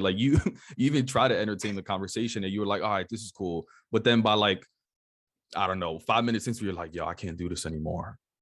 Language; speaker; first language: English; early bilingual, other home language; Spanish